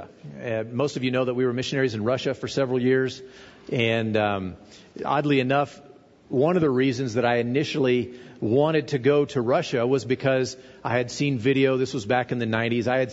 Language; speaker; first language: English; native; English